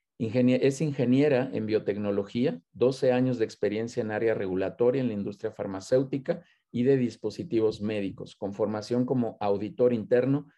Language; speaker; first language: Spanish; native; Spanish